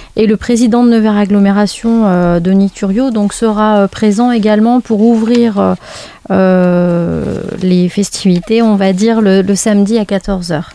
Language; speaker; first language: French; native; French